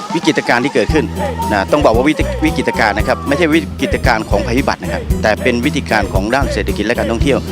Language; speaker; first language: Thai; native; Thai